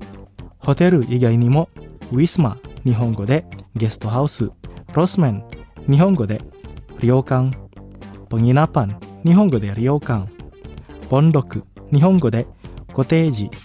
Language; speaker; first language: Japanese; non-native, fluent; Indonesian